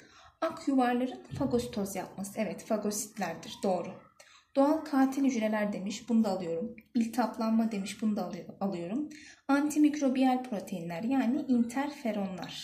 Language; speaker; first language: Turkish; native; Turkish